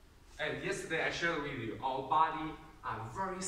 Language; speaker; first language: English; non-native, learner; Chinese